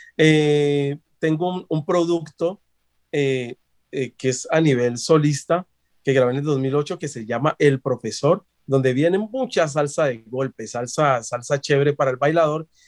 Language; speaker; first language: Spanish; native; Spanish